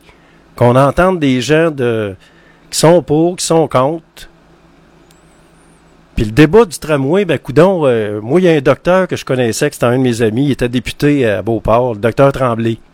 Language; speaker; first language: French; native; French